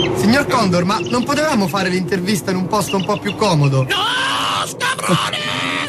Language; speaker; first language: Italian; native; Italian